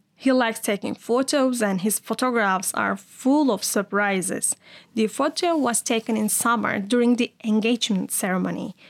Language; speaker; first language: English; non-native, fluent; Turkish